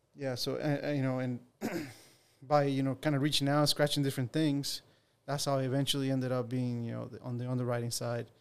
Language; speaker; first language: English; non-native, fluent; Spanish